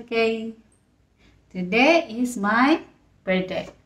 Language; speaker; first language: English; non-native, learner; Malay